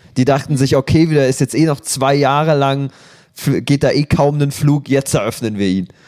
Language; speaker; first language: German; native; German